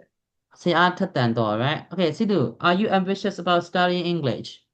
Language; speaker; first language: English; non-native, fluent; Burmese